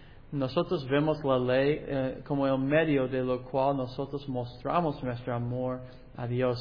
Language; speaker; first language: Spanish; non-native, learner; English